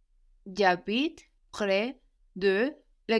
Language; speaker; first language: French; non-native, learner; English